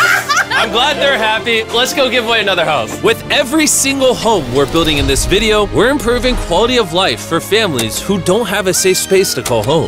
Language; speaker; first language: English; native; English